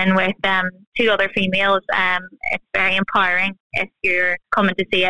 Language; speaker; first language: English; native; English